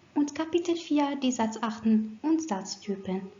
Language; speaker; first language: German; non-native, fluent; Arabic